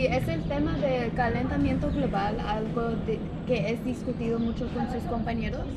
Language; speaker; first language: Spanish; non-native, learner; English